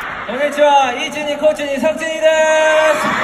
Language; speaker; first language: Japanese; non-native, learner; Korean